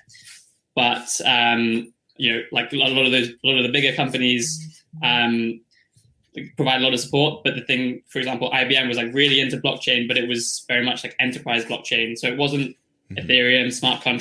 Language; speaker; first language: English; native; English